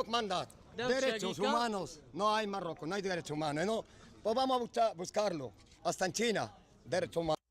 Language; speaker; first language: Spanish; non-native, learner; Arabic